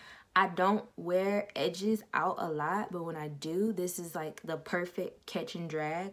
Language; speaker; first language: English; native; English